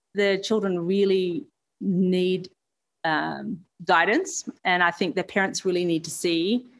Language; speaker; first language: English; native; English